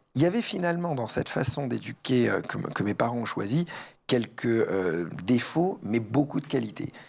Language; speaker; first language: French; early bilingual, other home language; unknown